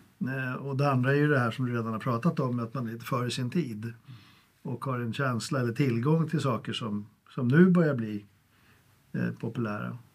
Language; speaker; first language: Swedish; native; Swedish